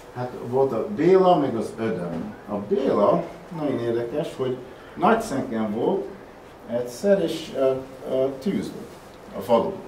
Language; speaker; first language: Hungarian; early bilingual, heritage; Hungarian